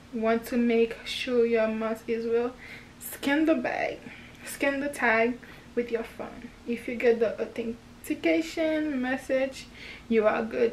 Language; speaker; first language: English; non-native, fluent; Haitian Creole